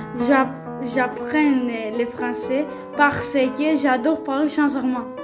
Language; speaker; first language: French; non-native, learner; Greek